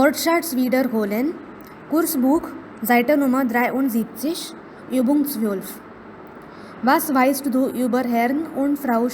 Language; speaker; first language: German; non-native, fluent; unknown